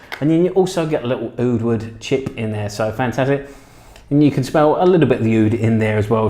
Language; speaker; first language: English; native; English